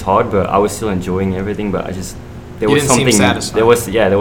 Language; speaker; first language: English; non-native, fluent; Dutch